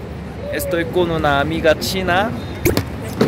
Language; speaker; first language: Spanish; non-native, learner; Korean